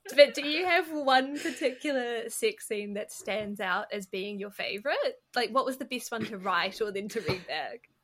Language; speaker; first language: English; native; English